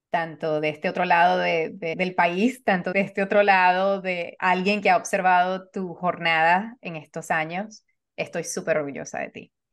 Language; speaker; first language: Spanish; native; Spanish